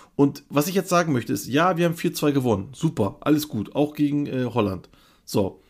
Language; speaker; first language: German; early bilingual, other home language; Turkish